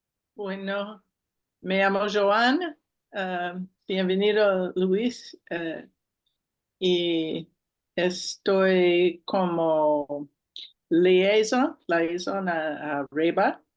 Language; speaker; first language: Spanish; non-native, learner; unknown